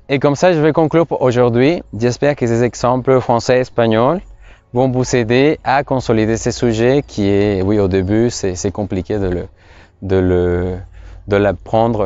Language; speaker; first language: French; non-native, fluent; Spanish